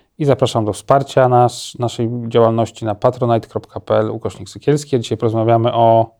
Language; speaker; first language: Polish; native; Polish